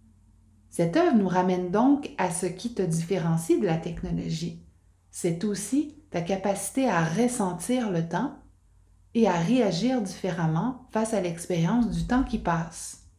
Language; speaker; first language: French; native; French